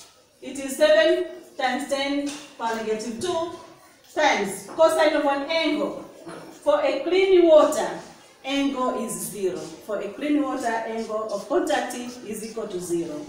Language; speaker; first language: English; non-native, local second language; Swahili